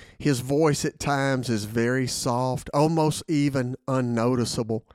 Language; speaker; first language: English; native; English